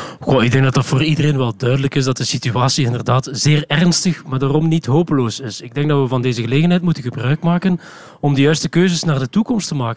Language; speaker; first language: Dutch; native; Dutch